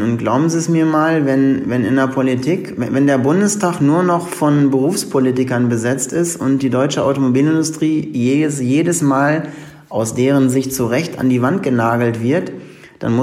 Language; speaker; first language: German; native; German